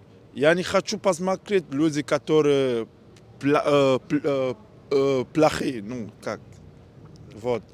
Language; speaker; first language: Russian; non-native, learner; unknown